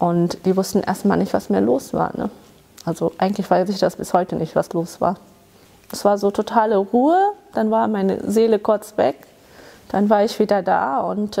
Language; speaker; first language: German; early bilingual, other home language; Tamil